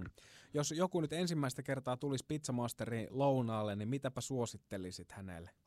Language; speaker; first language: Finnish; native; Finnish